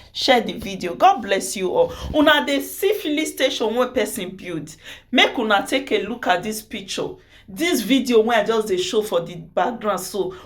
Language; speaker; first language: Nigerian Pidgin; native; Nigerian Pidgin